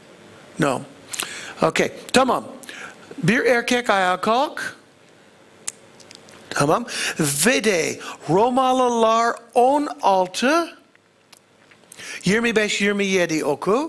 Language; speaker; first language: Turkish; non-native, fluent; English